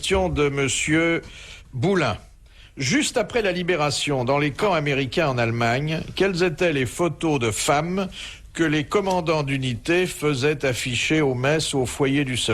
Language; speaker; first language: French; native; French